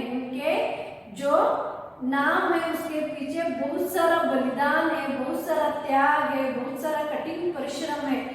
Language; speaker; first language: Hindi; non-native, local second language; Kannada